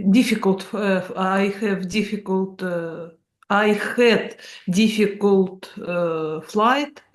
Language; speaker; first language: English; non-native, learner; Russian